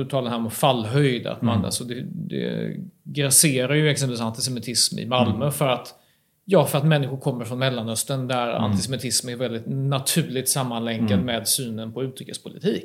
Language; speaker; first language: Swedish; native; Swedish